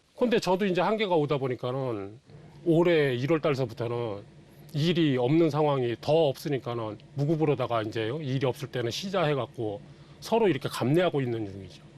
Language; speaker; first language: Korean; native; Korean